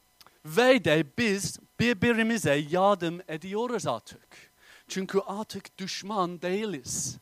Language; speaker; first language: Turkish; non-native, fluent; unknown